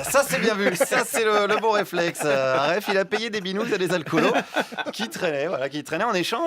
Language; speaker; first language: French; native; French